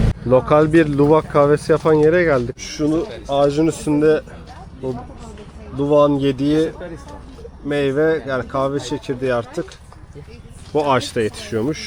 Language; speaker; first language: Turkish; native; Turkish